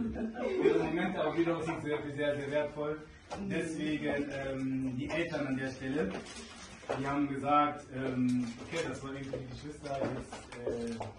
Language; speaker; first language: German; early bilingual, other home language; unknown